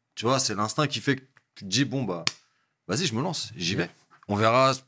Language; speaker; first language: French; native; French